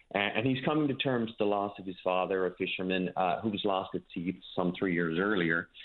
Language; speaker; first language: English; native; English